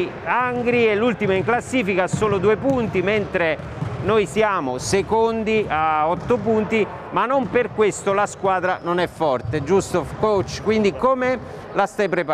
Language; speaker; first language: Italian; native; Italian